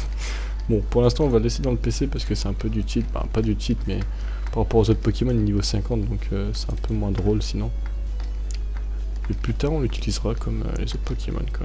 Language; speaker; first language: French; native; French